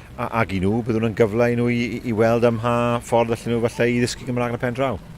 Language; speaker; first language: Welsh; native; Welsh